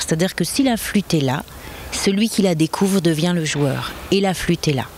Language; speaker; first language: French; native; French